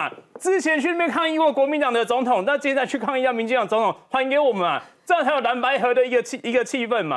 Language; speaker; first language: Chinese; native; Chinese